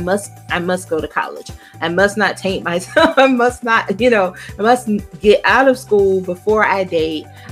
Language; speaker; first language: English; native; English